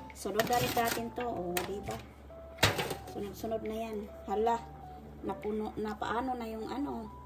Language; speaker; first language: Filipino; non-native, local second language; Cebuano